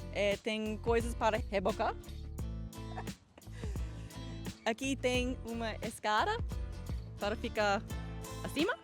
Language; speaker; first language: Portuguese; non-native, learner; English